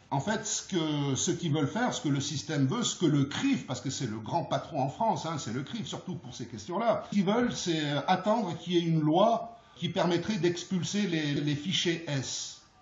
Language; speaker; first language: French; early bilingual, other home language; Arabic